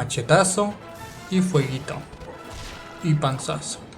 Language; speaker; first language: Spanish; native; Spanish